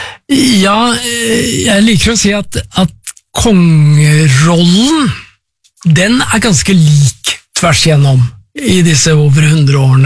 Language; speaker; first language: Norwegian; native; Norwegian